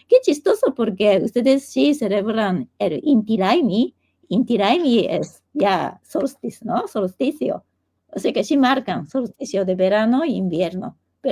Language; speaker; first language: Spanish; non-native, fluent; Japanese